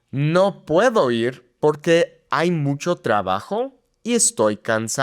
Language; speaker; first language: Spanish; non-native, fluent; English